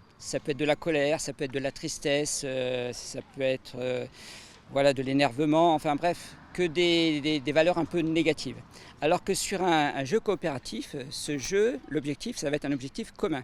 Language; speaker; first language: French; native; French